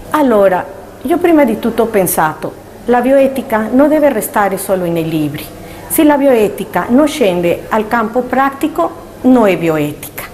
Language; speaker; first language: Italian; non-native, fluent; Spanish